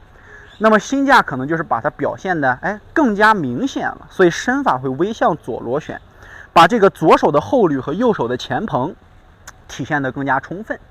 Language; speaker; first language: Chinese; native; Chinese